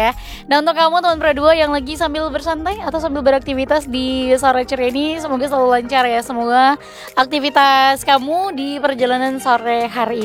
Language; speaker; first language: Indonesian; native; Indonesian